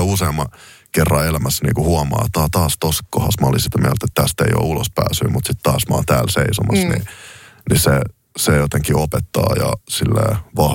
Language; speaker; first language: Finnish; native; Finnish